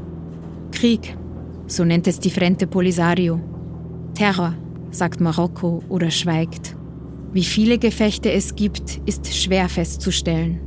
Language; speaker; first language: German; native; German